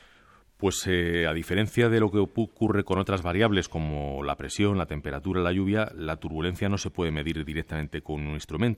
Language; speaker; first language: Spanish; native; Spanish